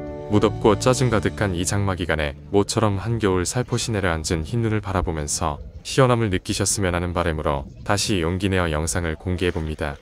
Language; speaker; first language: Korean; native; Korean